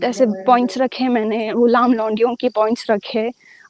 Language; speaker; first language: Hindi; native; Hindi